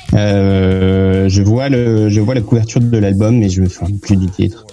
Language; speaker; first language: French; native; French